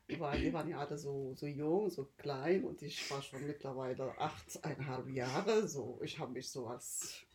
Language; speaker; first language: German; early bilingual, other home language; Arabic